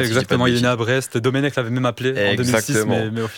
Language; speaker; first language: French; early bilingual, other home language; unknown